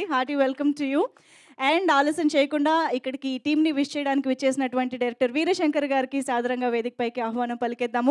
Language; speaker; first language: Telugu; native; Telugu